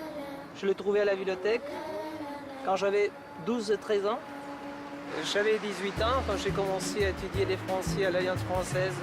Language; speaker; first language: French; non-native, fluent; Spanish